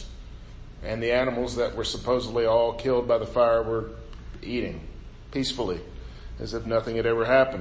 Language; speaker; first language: English; native; English